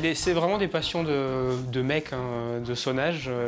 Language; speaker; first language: French; native; French